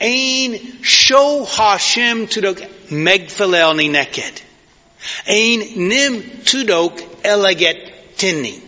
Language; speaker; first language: Hungarian; non-native, fluent; English